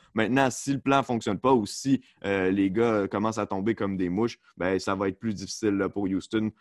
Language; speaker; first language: French; native; French